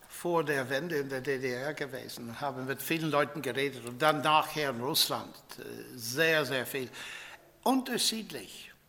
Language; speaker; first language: German; non-native, fluent; English